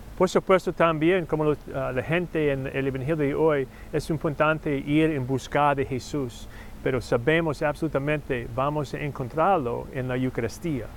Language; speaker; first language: Spanish; non-native, fluent; English